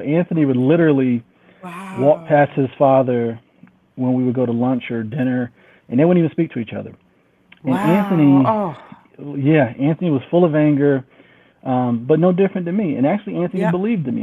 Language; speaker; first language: English; native; English